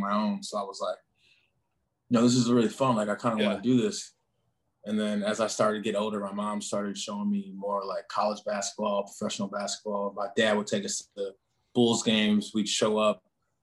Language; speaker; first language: English; native; English